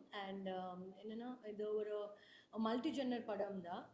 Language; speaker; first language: Tamil; non-native, learner; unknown